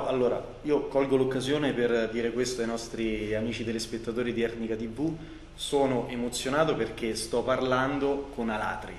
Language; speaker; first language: Italian; native; Italian